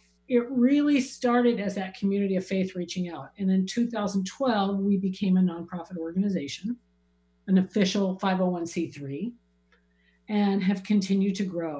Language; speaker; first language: English; native; English